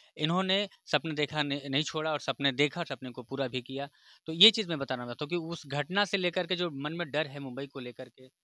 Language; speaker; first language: Hindi; native; Hindi